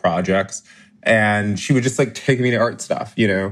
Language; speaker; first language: English; native; English